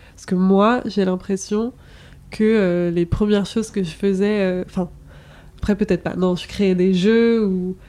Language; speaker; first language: French; native; French